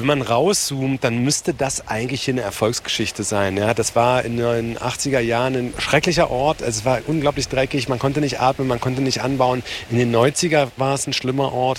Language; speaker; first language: German; native; German